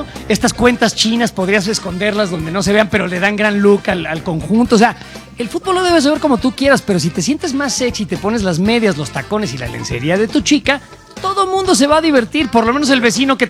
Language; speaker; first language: Spanish; native; Spanish